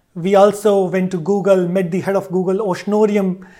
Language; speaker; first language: English; non-native, local second language; Hindi